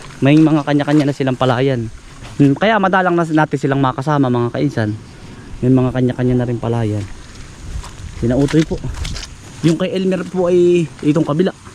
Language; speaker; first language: Filipino; native; Filipino